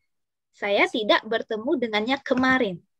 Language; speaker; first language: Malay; non-native, fluent; Indonesian